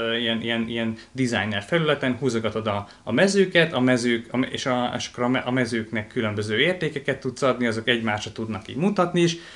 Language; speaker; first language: Hungarian; native; Hungarian